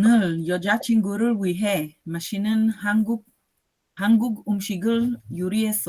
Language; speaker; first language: Korean; non-native, learner; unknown